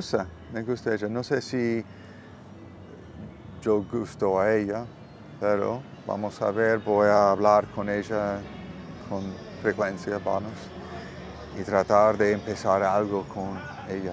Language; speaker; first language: Spanish; non-native, learner; English